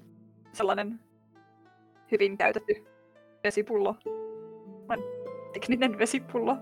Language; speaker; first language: Finnish; native; Finnish